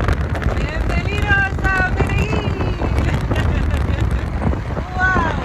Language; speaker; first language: Spanish; non-native, learner; Dutch